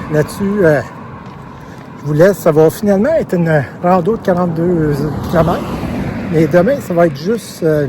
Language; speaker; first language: French; native; French